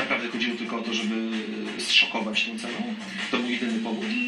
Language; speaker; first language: Polish; native; Polish